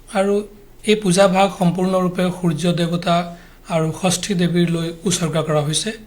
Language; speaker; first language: Assamese; non-native, local second language; Hindi